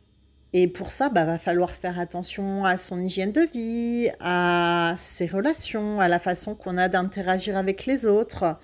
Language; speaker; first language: French; native; French